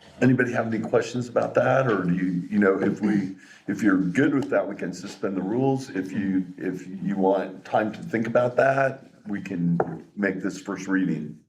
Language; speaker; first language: English; native; English